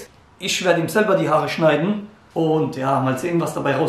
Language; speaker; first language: German; native; German